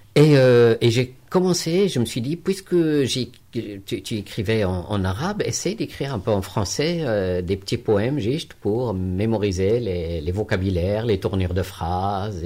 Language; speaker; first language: French; non-native, local second language; Arabic